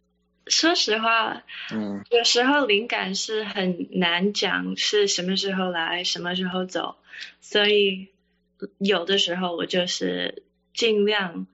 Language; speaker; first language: Chinese; early bilingual, heritage; Chinese